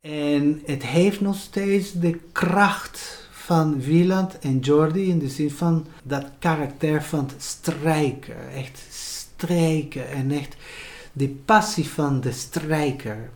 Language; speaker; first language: Dutch; non-native, fluent; Spanish